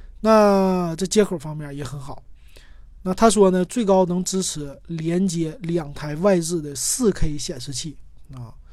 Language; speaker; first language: Chinese; native; Chinese